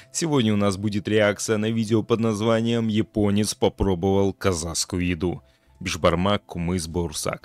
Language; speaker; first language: Russian; native; Russian